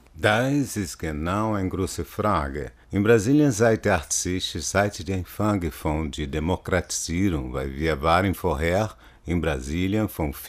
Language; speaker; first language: German; non-native, fluent; Portuguese